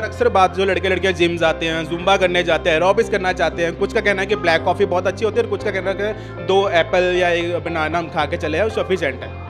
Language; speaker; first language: Hindi; non-native, local second language; Punjabi